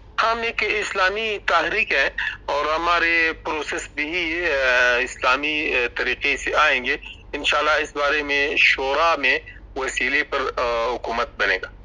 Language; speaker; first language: Urdu; non-native, learner; Pashto